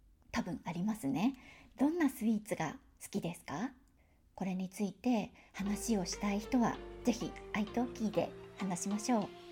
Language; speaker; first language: Japanese; native; Japanese